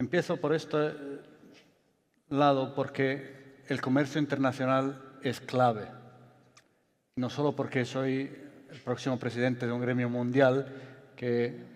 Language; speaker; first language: Spanish; non-native, fluent; Italian